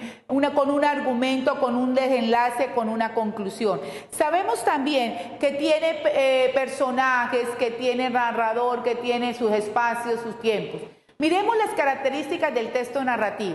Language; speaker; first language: Spanish; native; Spanish